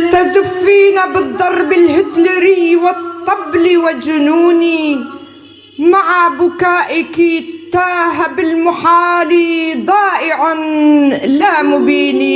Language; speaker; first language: Arabic; non-native, local second language; Kurdish